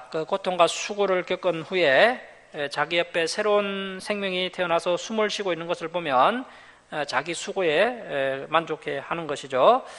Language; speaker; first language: Korean; native; Korean